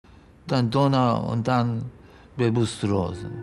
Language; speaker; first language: German; non-native, learner; Japanese